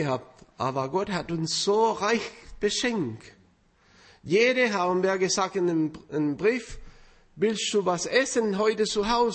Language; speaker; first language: German; non-native, fluent; Spanish